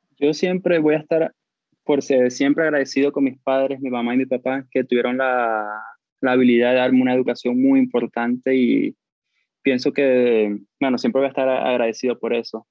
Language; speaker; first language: Spanish; native; Spanish